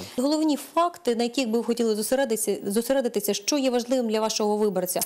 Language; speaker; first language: Ukrainian; native; Ukrainian